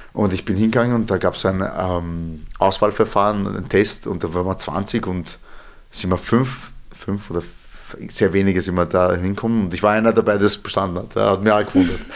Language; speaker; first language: German; early bilingual, other home language; Serbian